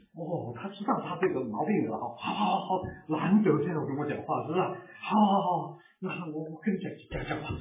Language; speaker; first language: Chinese; non-native, local second language; Cantonese